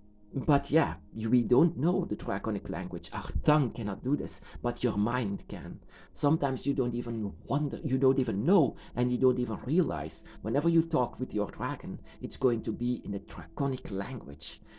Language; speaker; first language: English; non-native, fluent; Dutch